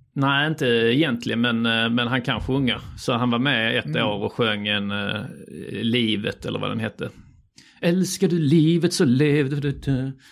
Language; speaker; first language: Swedish; native; Swedish